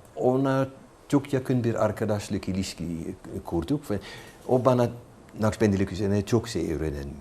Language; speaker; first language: Turkish; non-native, fluent; Dutch